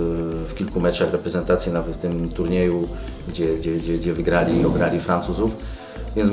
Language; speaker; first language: Polish; native; Polish